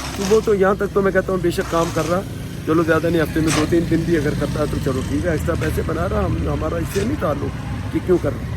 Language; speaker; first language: Urdu; non-native, local second language; Punjabi